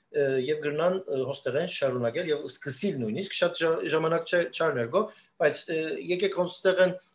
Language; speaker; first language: Armenian; early bilingual, heritage; Armenian